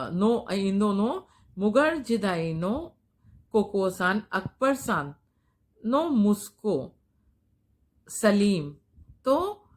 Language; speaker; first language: Japanese; non-native, fluent; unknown